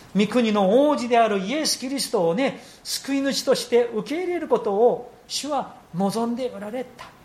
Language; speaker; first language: Japanese; non-native, fluent; Korean